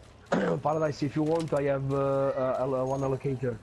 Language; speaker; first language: English; non-native, learner; Italian